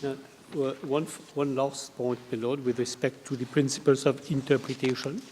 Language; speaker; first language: English; non-native, local second language; Morisyen